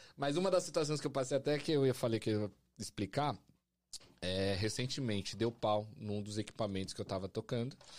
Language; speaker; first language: Portuguese; native; Portuguese